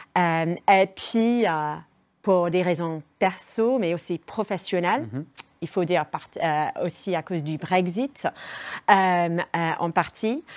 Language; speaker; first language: French; non-native, fluent; English